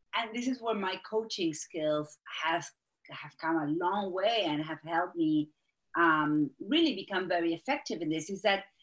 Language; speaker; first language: English; non-native, fluent; Spanish